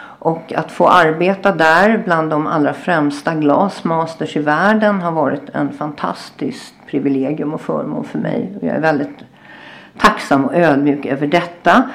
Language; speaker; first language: Swedish; native; Swedish